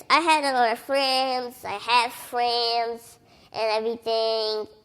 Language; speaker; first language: English; early bilingual, other home language; Portuguese